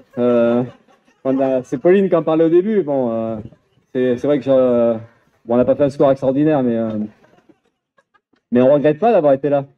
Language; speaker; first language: French; native; French